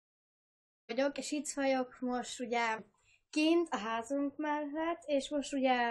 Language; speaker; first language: Hungarian; early bilingual, heritage; Hungarian